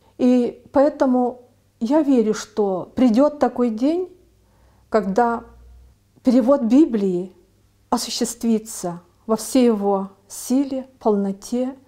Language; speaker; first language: Russian; non-native, local second language; Yakut